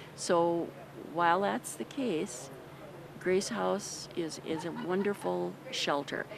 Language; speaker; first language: English; native; English